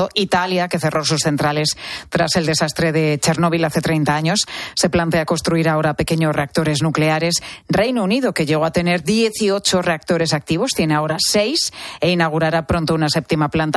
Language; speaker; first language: Spanish; native; Spanish